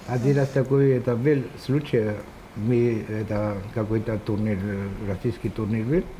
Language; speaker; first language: Russian; non-native, local second language; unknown